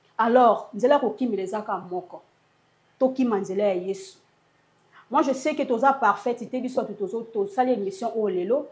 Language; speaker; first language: Lingala; native; Lingala